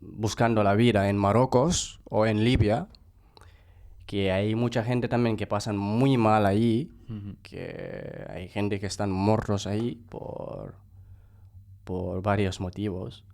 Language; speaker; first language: Spanish; non-native, fluent; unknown